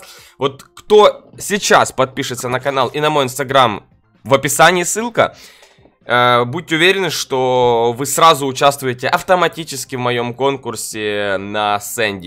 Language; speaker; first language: Russian; native; Russian